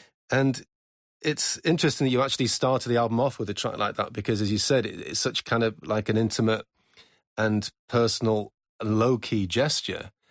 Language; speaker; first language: English; native; English